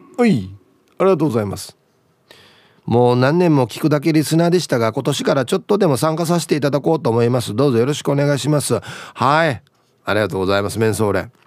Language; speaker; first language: Japanese; native; Japanese